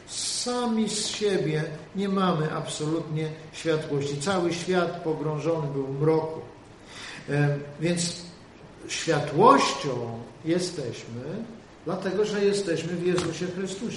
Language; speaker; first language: Polish; native; Polish